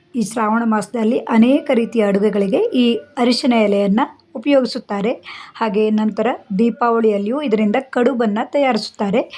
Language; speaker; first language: Kannada; non-native, local second language; Konkani